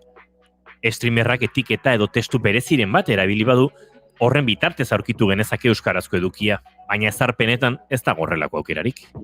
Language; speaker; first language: Basque; native; Basque